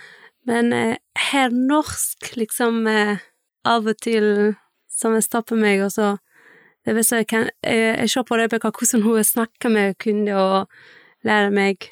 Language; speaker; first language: Norwegian; early bilingual, other home language; Persian